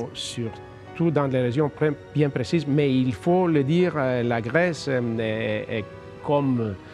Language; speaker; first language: French; non-native, fluent; Greek